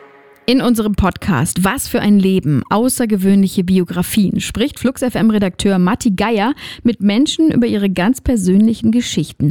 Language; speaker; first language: German; native; German